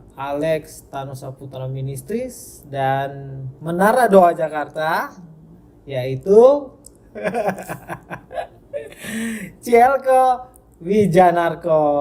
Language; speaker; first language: Indonesian; native; Indonesian